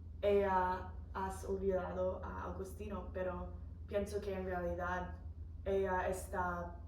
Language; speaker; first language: Spanish; non-native, fluent; English